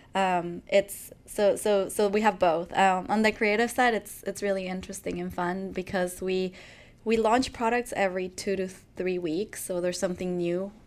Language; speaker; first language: English; non-native, fluent; Spanish